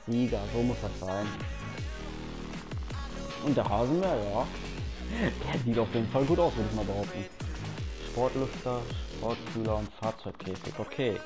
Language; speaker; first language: German; native; German